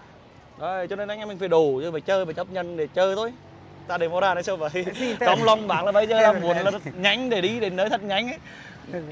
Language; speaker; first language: Vietnamese; native; Vietnamese